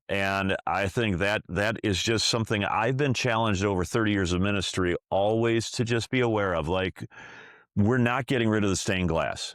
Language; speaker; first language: English; native; English